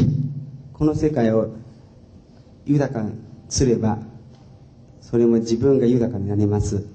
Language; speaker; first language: Japanese; non-native, fluent; Chinese